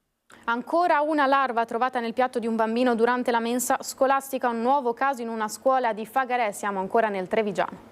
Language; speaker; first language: Italian; native; Italian